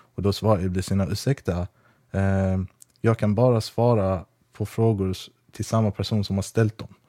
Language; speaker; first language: Swedish; early bilingual, other home language; Persian